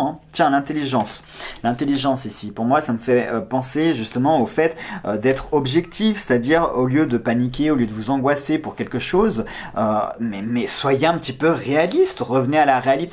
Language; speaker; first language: French; native; French